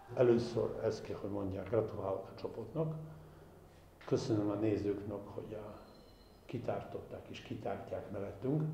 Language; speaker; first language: Hungarian; non-native, fluent; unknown